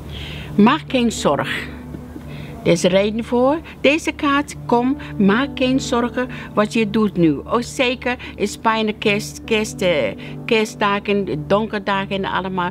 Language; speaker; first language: Dutch; non-native, learner; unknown